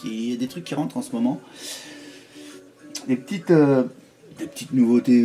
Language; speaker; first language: French; native; French